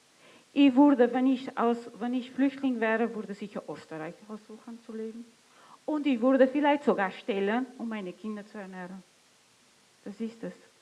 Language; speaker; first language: German; non-native, fluent; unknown